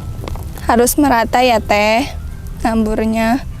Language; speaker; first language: Indonesian; native; Indonesian